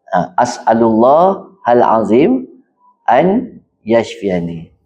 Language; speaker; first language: Arabic; non-native, fluent; Malay